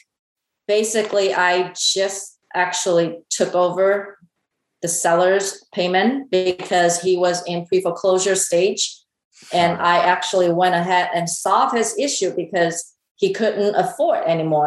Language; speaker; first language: English; non-native, fluent; Chinese